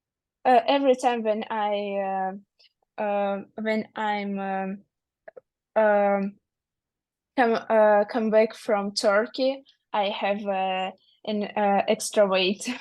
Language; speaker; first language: English; non-native, learner; Russian